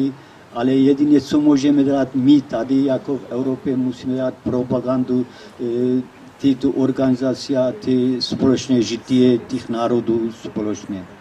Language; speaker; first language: Czech; non-native, learner; Kurdish